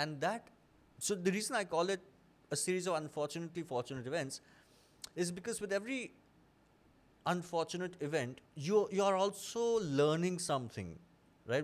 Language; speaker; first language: English; non-native, local second language; Bangla